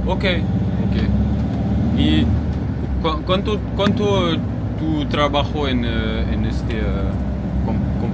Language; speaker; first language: Spanish; non-native, learner; French